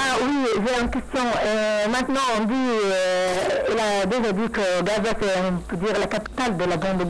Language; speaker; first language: French; non-native, learner; Arabic